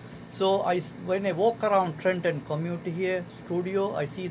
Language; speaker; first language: English; non-native, local second language; Tamil